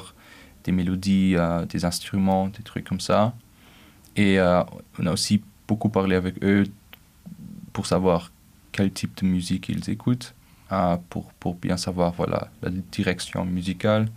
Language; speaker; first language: French; non-native, local second language; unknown